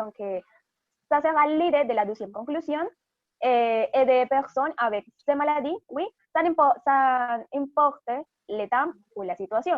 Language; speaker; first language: French; non-native, fluent; Spanish